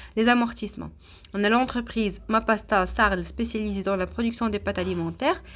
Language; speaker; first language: French; non-native, local second language; Arabic